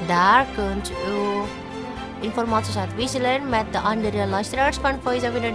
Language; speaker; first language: Dutch; non-native, learner; Indonesian